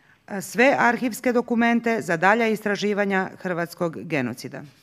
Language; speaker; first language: Croatian; native; Croatian